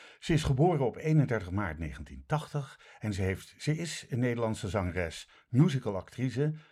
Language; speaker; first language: Dutch; native; Dutch